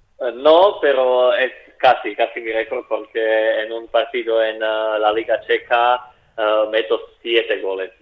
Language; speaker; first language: Spanish; non-native, fluent; Slovak